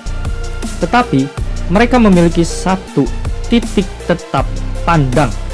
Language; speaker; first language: Indonesian; native; Indonesian